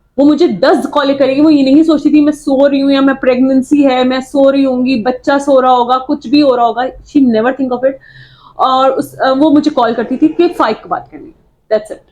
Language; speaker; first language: Urdu; native; Urdu